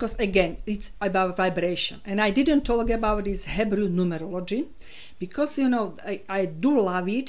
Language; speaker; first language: English; non-native, fluent; Slovak